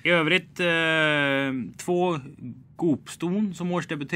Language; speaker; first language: Swedish; native; Swedish